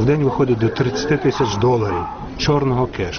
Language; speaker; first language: Ukrainian; native; Ukrainian